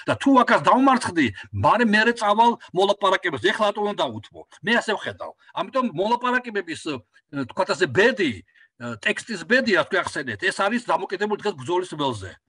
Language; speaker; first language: Georgian; native; Georgian